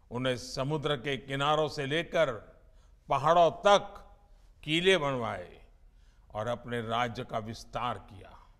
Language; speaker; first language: Hindi; non-native, local second language; Gujarati